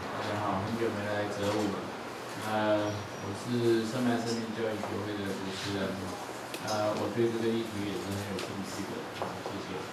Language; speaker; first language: Chinese; native; Chinese